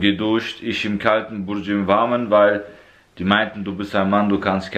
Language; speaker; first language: German; early bilingual, other home language; Turkish